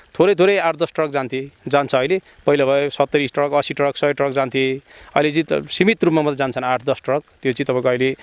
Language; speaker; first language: Nepali; non-native, local second language; Sherpa